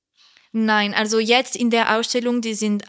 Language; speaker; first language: German; non-native, learner; French